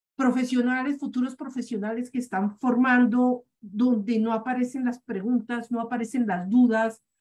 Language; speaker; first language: Spanish; native; Spanish